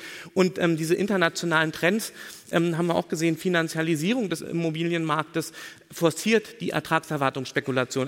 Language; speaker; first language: German; native; German